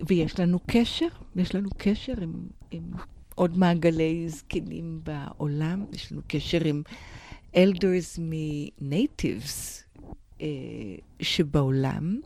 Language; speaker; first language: Hebrew; non-native, fluent; English